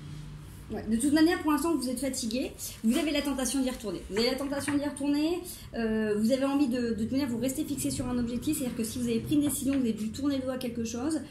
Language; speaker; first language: French; native; French